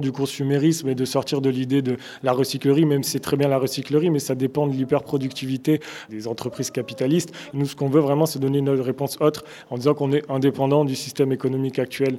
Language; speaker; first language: French; native; French